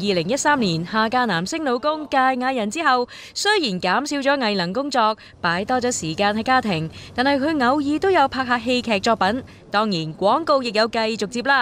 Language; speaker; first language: Chinese; native; Chinese